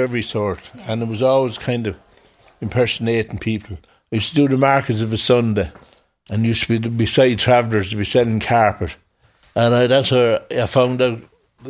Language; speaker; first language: English; native; English